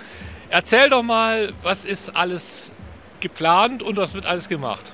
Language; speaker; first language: German; native; German